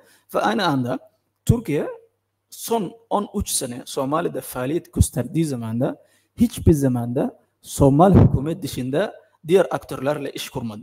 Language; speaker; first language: Turkish; non-native, fluent; Somali